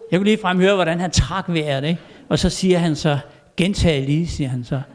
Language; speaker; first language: Danish; native; Danish